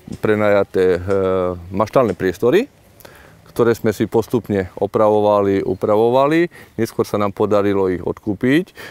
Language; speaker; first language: Slovak; native; Slovak